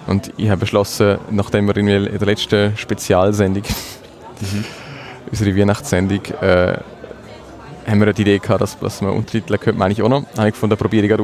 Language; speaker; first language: German; native; German